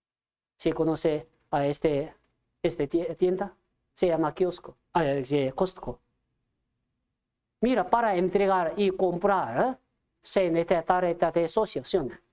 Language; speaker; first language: Spanish; non-native, fluent; Korean